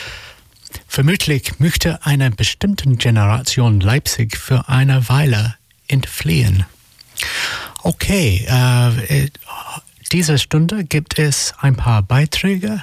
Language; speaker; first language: German; non-native, learner; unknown